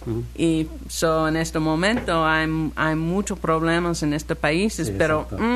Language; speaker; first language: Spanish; non-native, learner; English